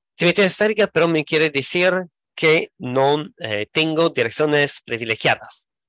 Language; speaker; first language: Spanish; non-native, fluent; Italian